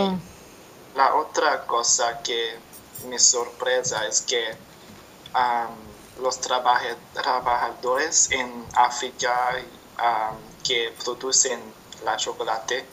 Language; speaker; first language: Spanish; non-native, learner; English